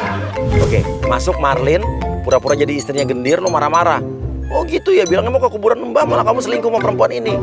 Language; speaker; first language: Indonesian; native; Indonesian